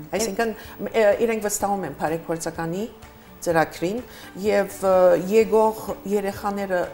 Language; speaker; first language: Armenian; early bilingual, heritage; Armenian